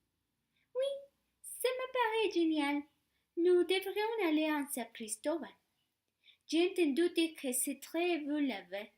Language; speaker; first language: French; non-native, learner; Spanish